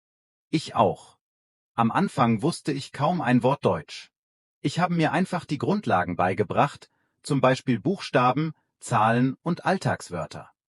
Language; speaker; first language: German; non-native, fluent; Vietnamese